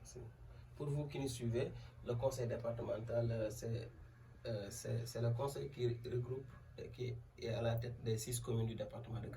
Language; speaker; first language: French; native; French